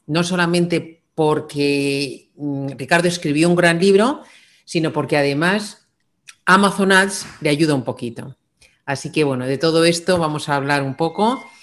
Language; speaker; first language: Spanish; native; Spanish